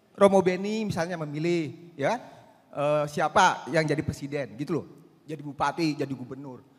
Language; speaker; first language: Indonesian; non-native, local second language; Sundanese